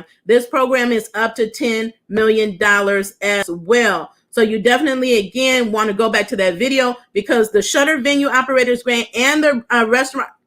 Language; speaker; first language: English; native; English